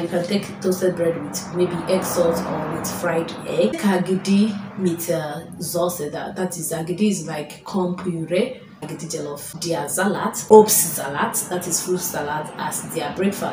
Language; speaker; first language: English; non-native, local second language; Igbo